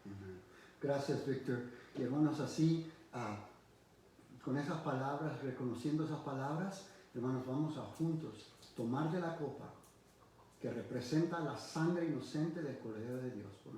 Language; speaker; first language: Spanish; early bilingual, heritage; Spanish